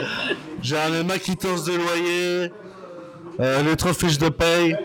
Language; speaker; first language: French; native; French